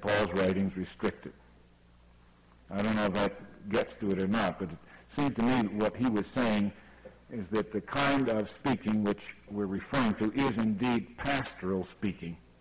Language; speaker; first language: English; native; English